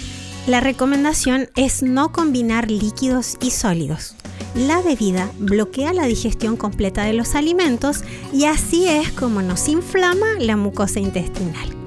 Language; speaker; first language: Spanish; native; Spanish